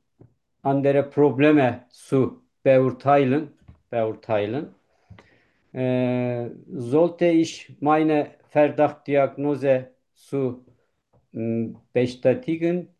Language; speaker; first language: German; non-native, learner; Turkish